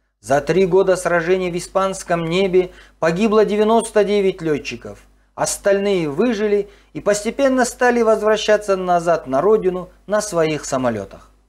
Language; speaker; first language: Russian; non-native, local second language; Kazakh